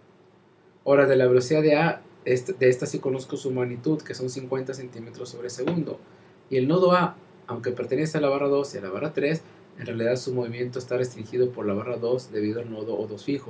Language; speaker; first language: Spanish; native; Spanish